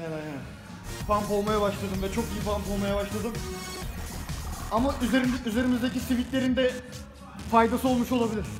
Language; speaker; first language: Turkish; native; Turkish